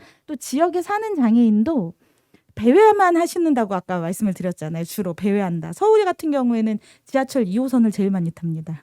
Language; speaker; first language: Korean; native; Korean